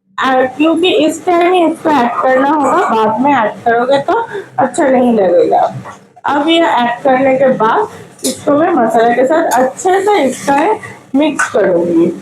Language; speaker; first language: Hindi; non-native, local second language; Bangla